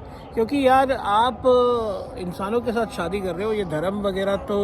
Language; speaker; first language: Hindi; non-native, local second language; Malayalam